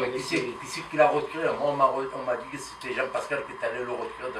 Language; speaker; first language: French; native; French